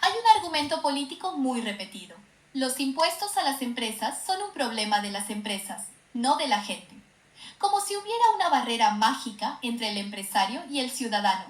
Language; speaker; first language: Spanish; native; Spanish